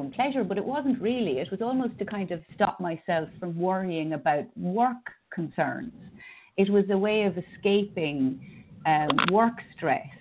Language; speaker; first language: English; native; English